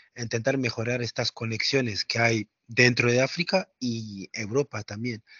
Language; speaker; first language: Spanish; non-native, fluent; French